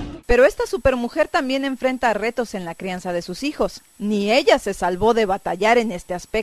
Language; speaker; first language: Spanish; native; Spanish